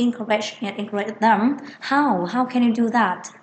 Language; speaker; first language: English; non-native, fluent; Vietnamese